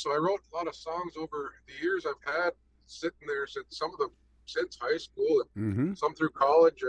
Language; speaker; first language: English; native; English